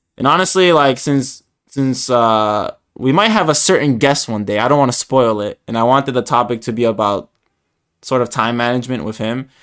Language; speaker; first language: English; early bilingual, other home language; Spanish